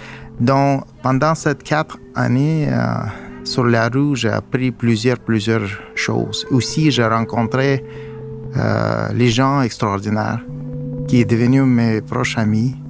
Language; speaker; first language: French; non-native, fluent; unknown